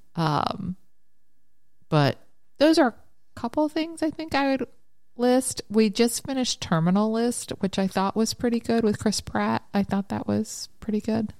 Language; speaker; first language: English; native; English